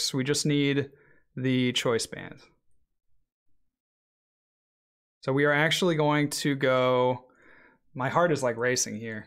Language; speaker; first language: English; native; English